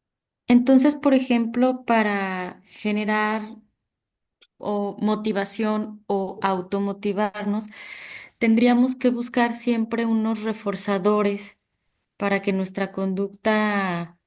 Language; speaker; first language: Spanish; native; Spanish